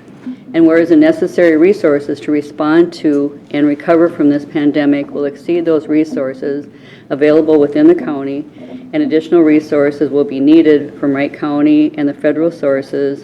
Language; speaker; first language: English; native; English